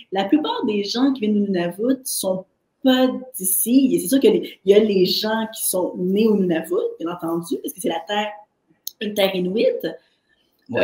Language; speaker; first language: French; native; French